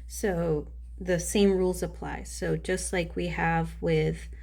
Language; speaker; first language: English; native; English